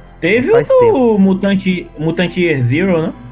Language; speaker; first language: Portuguese; native; Portuguese